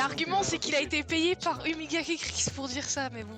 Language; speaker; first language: French; native; French